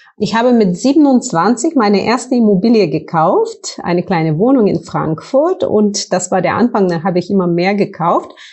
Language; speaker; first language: German; non-native, fluent; Bulgarian